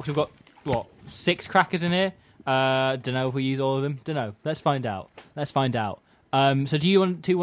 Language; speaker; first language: English; native; English